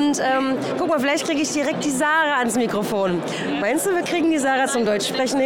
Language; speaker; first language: German; native; German